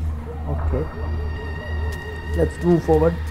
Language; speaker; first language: English; non-native, learner; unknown